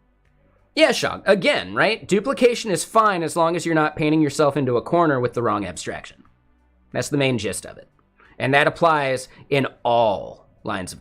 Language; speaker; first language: English; native; English